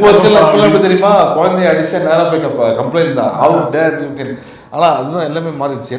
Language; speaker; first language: Tamil; native; Tamil